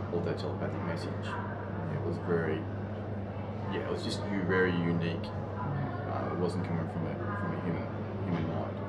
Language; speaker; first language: English; native; English